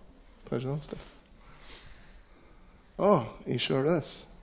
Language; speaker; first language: Russian; non-native, learner; English